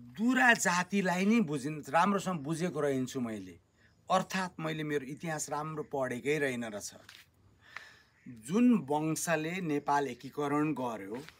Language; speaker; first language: Nepali; native; Nepali